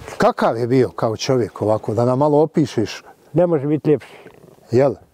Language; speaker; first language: Bosnian; native; Bosnian